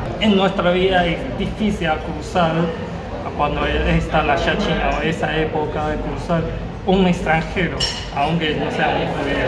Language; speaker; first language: Spanish; non-native, learner; Chinese